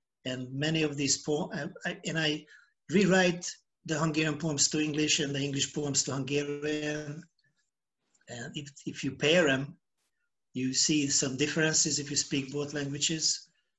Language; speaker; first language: English; non-native, fluent; Hungarian